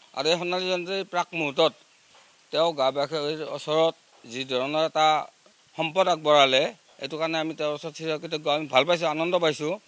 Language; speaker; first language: Assamese; native; Assamese